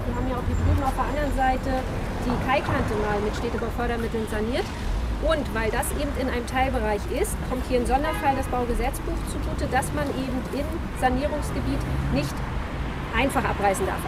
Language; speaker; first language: German; native; German